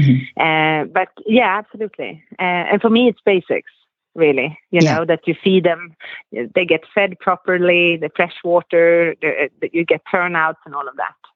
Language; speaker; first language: English; non-native, fluent; Swedish